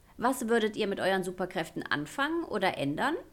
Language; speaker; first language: German; native; German